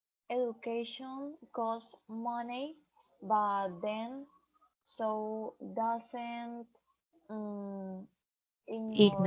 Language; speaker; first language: English; non-native, learner; Spanish